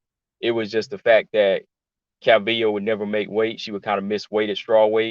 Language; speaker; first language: English; native; English